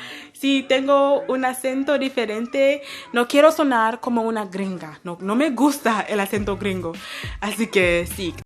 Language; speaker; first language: Spanish; non-native, fluent; English